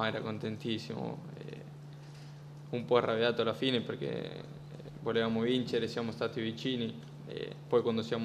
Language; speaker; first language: Italian; non-native, fluent; Spanish